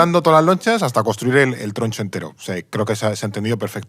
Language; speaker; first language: Spanish; native; Spanish